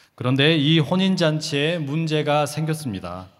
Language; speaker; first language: Korean; native; Korean